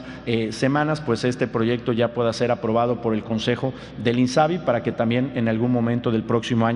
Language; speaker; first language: Spanish; native; Spanish